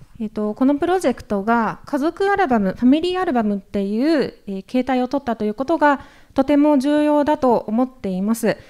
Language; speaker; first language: Japanese; native; Japanese